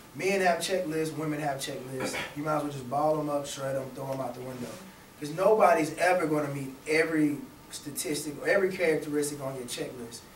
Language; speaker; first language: English; native; English